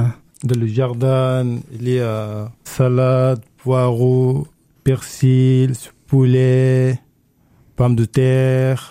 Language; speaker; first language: French; non-native, learner; Arabic